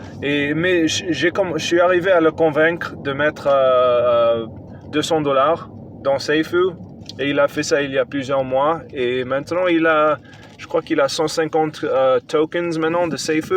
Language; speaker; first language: French; non-native, fluent; English